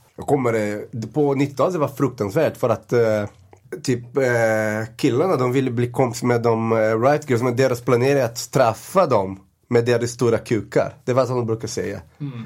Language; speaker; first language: Swedish; non-native, fluent; Portuguese